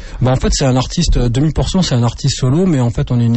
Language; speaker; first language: French; native; French